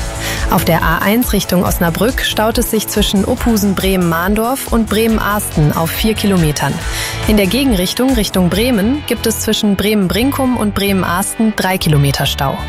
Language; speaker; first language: German; native; German